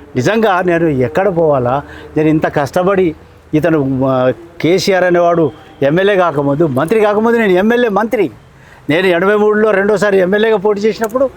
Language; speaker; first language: Telugu; non-native, local second language; Lambadi